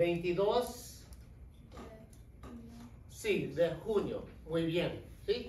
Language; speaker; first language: Spanish; non-native, fluent; English